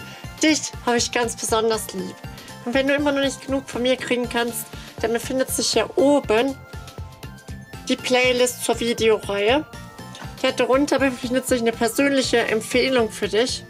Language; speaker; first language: German; native; German